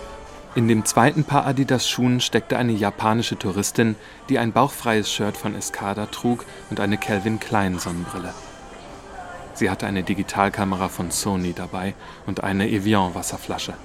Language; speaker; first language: German; native; German